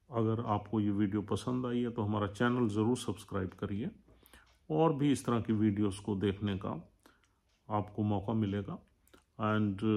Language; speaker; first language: Hindi; native; Hindi